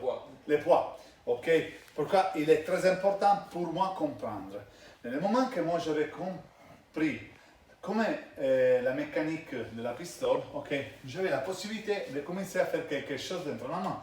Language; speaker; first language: French; non-native, learner; Italian